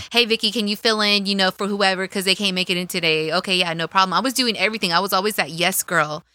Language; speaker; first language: English; native; English